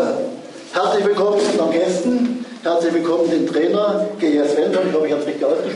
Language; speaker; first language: German; native; German